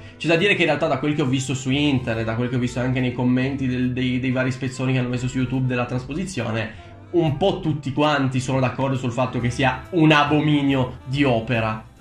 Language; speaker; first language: Italian; early bilingual, other home language; Romanian